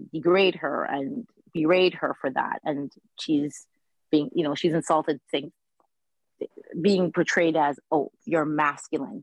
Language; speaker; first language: English; native; English